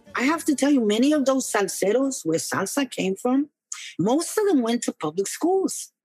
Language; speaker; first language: English; early bilingual, other home language; Spanish